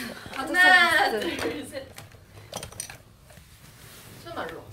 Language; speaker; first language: Korean; native; Korean